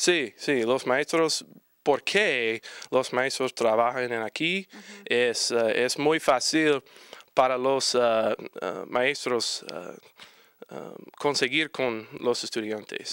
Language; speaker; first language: Spanish; non-native, learner; English